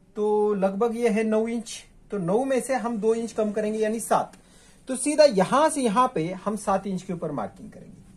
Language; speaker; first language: Hindi; non-native, local second language; Marathi